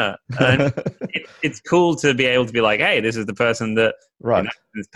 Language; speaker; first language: English; native; English